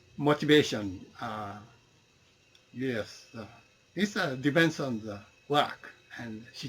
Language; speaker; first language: English; non-native, learner; Japanese